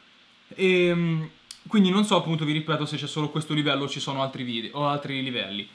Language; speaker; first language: Italian; native; Italian